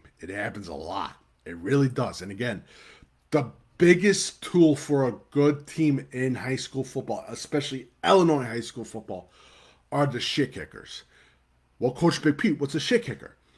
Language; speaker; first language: English; native; English